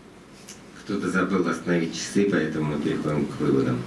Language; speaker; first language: Russian; native; Russian